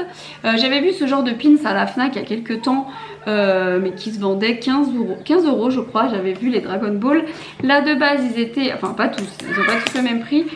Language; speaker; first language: French; native; French